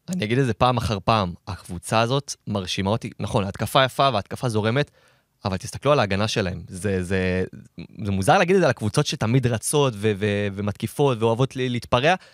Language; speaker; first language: Hebrew; native; Hebrew